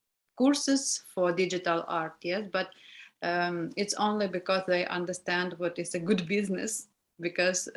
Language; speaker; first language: English; non-native, learner; Ukrainian